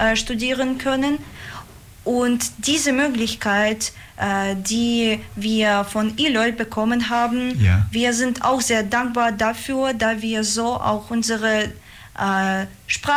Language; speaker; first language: German; non-native, fluent; Russian